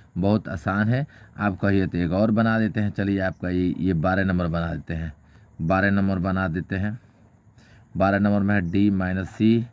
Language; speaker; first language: Hindi; native; Hindi